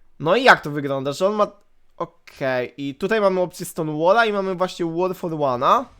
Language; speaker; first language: Polish; native; Polish